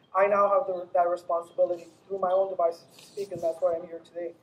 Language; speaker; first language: English; early bilingual, other home language; Spanish